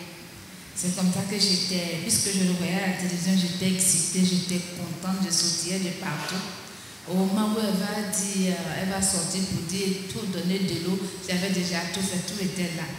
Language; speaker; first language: French; non-native, local second language; Baoulé